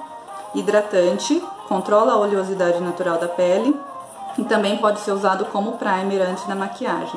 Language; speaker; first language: Portuguese; native; Portuguese